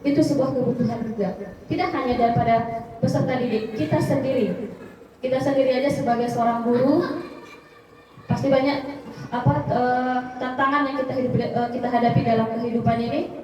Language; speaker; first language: Indonesian; native; Indonesian